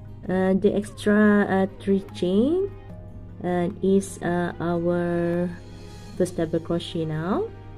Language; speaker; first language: English; non-native, local second language; Malay